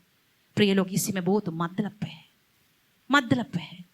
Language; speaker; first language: Hindi; non-native, local second language; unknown